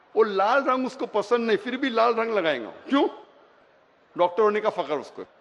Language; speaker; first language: Hindi; non-native, local second language; Konkani